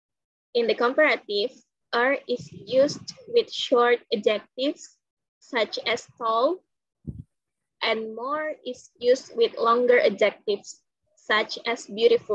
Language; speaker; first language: English; non-native, learner; Indonesian